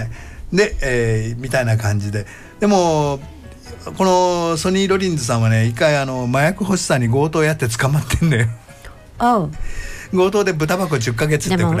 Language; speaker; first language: Japanese; native; Japanese